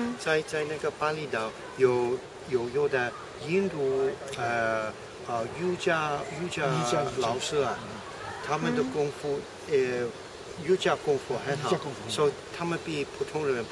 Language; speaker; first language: Chinese; non-native, fluent; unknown